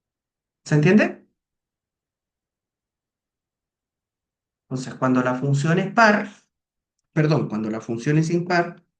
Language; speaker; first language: Spanish; native; Spanish